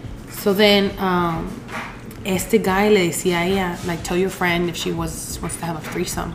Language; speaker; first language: English; early bilingual, other home language; Spanish